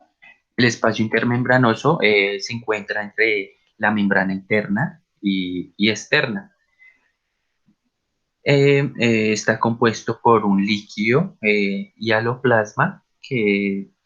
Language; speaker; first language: Spanish; native; Spanish